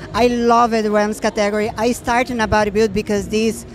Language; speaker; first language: English; non-native, learner; Portuguese